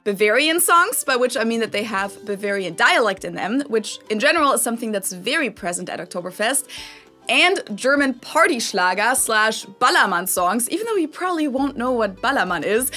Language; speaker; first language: English; non-native, fluent; German